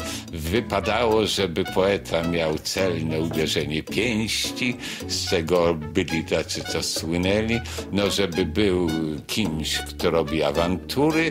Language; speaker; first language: Polish; native; Polish